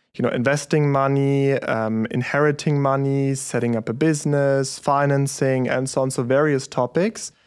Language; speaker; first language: English; early bilingual, other home language; German